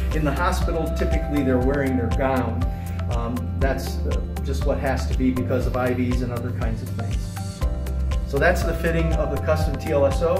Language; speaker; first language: English; native; English